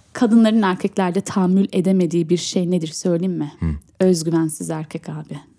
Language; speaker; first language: Turkish; early bilingual, heritage; Turkish